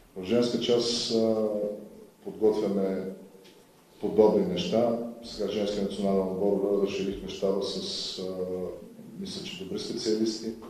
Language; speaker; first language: Bulgarian; native; Bulgarian